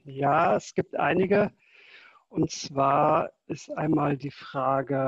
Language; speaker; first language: German; native; German